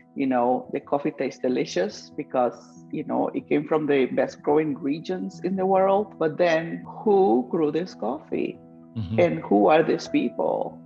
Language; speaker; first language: English; non-native, fluent; Spanish